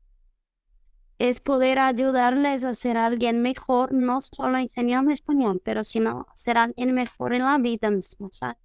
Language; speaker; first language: Spanish; non-native, fluent; Portuguese